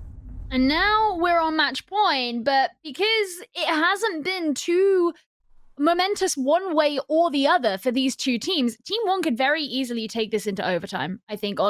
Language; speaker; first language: English; native; English